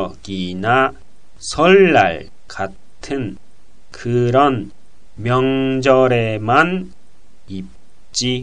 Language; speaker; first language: Korean; non-native, learner; Japanese